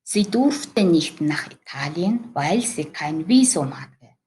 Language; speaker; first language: German; non-native, learner; Mongolian